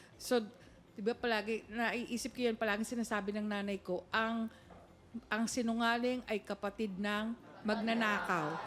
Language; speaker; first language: Filipino; native; Filipino